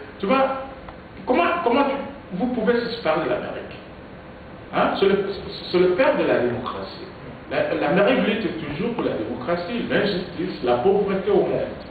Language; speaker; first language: French; non-native, local second language; Lingala